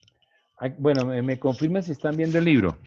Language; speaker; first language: Spanish; native; Spanish